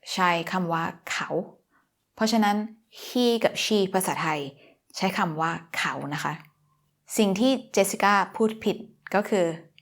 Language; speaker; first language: Thai; native; Thai